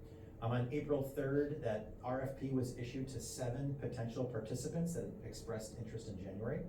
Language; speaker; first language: English; native; English